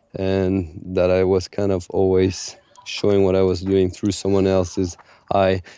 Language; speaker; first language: English; non-native, fluent; French